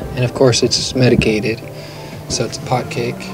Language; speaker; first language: English; native; English